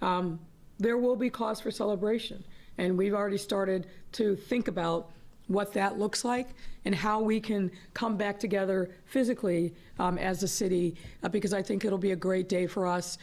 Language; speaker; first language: English; native; English